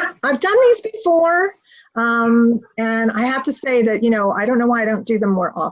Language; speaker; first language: English; native; English